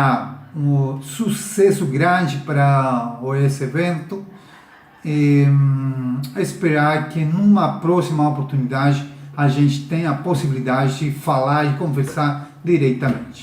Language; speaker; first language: Portuguese; non-native, learner; Spanish